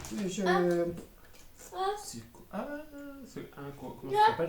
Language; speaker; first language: French; native; French